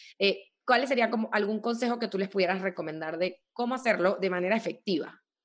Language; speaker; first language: Spanish; native; Spanish